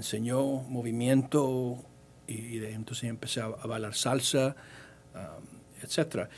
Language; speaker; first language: Spanish; early bilingual, heritage; English